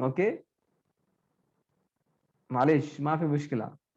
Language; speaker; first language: Arabic; non-native, learner; Urdu